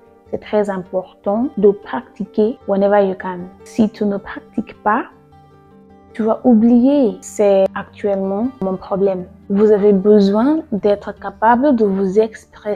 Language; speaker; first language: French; non-native, fluent; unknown